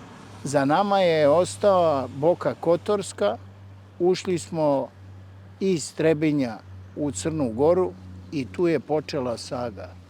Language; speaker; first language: Bosnian; native; Bosnian